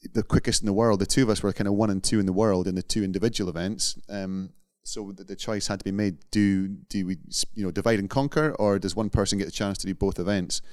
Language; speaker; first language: English; native; English